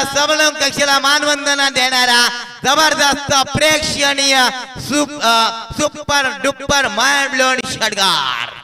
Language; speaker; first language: Hindi; non-native, local second language; Marathi